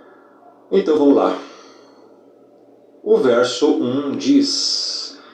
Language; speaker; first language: Portuguese; native; Portuguese